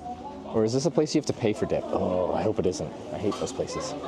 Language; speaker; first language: English; native; English